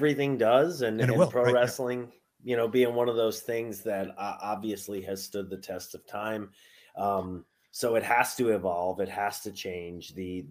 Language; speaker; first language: English; native; English